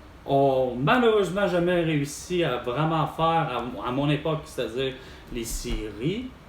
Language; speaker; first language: French; native; French